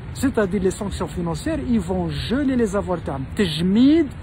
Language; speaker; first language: French; non-native, local second language; Arabic